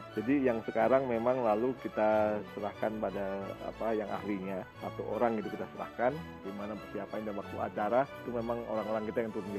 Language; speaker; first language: Indonesian; native; Indonesian